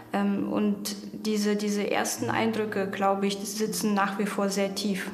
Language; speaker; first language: German; native; German